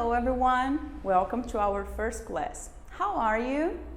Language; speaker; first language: English; non-native, fluent; Portuguese